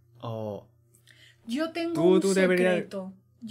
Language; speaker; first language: Spanish; non-native, learner; Korean